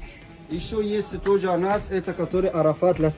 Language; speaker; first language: Russian; non-native, learner; Arabic